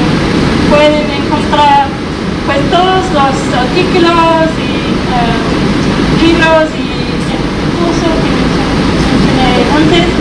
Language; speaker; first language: Spanish; non-native, fluent; English